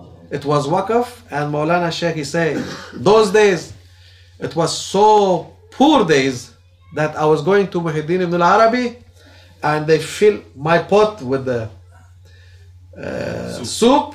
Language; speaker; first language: English; non-native, fluent; Turkish